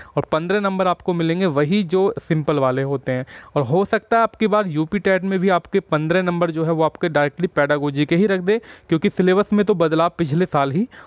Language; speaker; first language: Hindi; native; Hindi